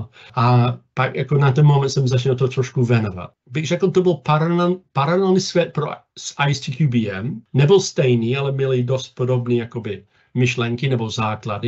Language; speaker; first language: Czech; non-native, fluent; English